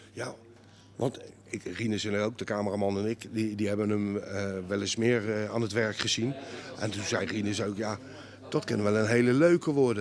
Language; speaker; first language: Dutch; native; Dutch